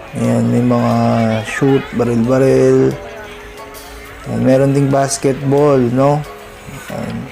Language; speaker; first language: Filipino; non-native, local second language; Pangasinan